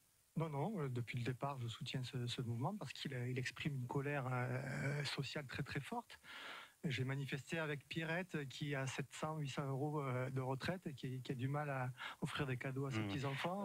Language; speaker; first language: French; native; French